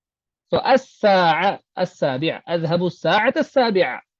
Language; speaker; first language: Arabic; non-native, fluent; Urdu